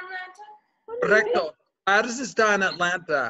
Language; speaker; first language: Spanish; non-native, learner; English